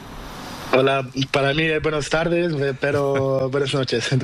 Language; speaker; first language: Spanish; non-native, learner; Portuguese